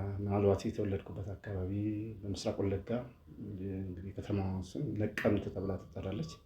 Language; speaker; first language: Amharic; non-native, local second language; Oromo